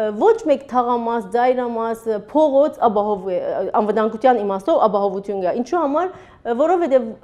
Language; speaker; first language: Armenian; early bilingual, heritage; Armenian